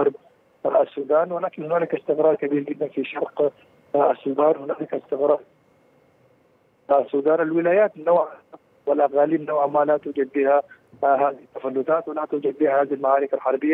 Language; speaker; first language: Arabic; native; Arabic